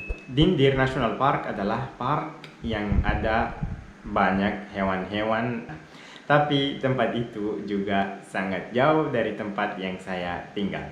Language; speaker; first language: Indonesian; non-native, fluent; Arabic